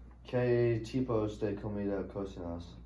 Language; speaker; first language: Spanish; non-native, learner; English